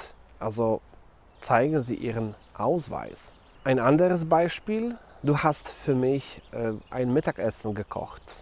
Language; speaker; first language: German; non-native, fluent; Polish